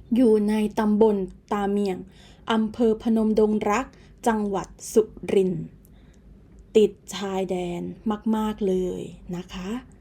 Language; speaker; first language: Thai; native; Thai